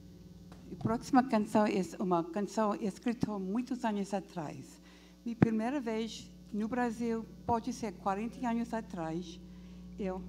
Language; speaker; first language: Portuguese; non-native, learner; English